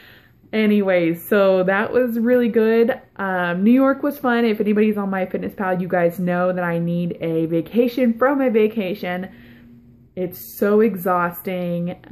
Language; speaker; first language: English; native; English